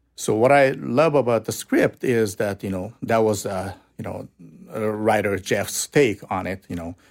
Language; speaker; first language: English; non-native, fluent; Japanese